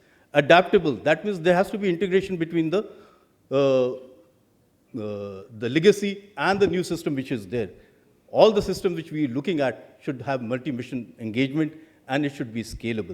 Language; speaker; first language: English; non-native, local second language; Hindi